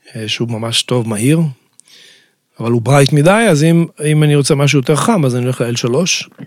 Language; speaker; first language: Hebrew; native; Hebrew